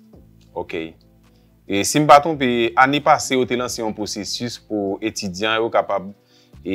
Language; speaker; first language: French; non-native, local second language; Haitian Creole